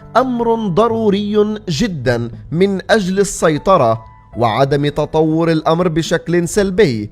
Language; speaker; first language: Arabic; native; Arabic